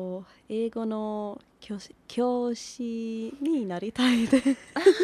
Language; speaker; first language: Japanese; non-native, learner; Persian